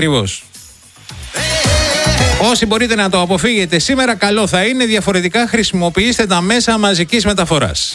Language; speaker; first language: Greek; native; Greek